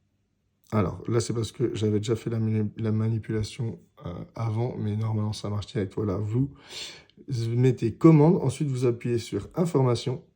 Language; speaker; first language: French; native; French